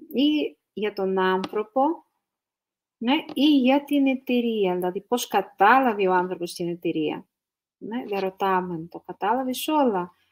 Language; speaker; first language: Greek; non-native, fluent; Russian